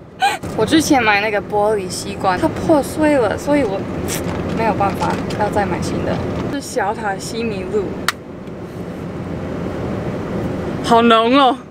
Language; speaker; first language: Chinese; non-native, fluent; English